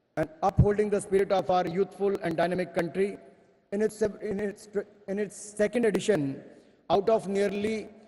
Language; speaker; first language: English; non-native, local second language; Hindi